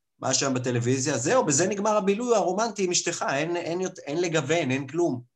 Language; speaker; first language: Hebrew; early bilingual, other home language; Russian